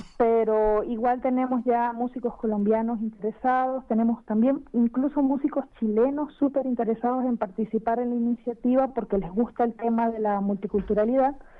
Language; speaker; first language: Spanish; native; Spanish